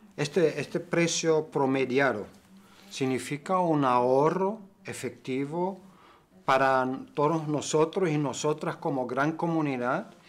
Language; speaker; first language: Spanish; non-native, fluent; German